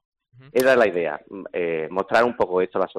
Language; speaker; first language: Spanish; native; Spanish